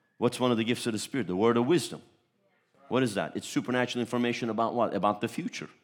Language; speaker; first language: English; early bilingual, other home language; Turkish